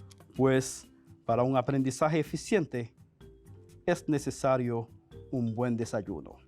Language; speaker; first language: Spanish; non-native, fluent; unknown